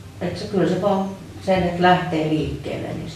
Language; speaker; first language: Finnish; native; Finnish